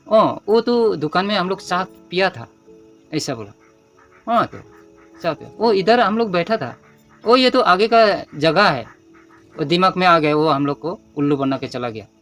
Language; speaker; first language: Hindi; non-native, local second language; Nepali